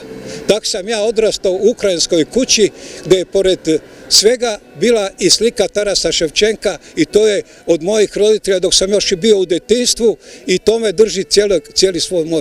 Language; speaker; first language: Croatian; early bilingual, other home language; Ukrainian